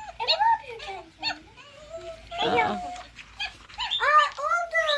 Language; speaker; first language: Turkish; native; Turkish